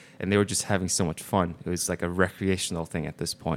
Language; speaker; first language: English; non-native, fluent; Mongolian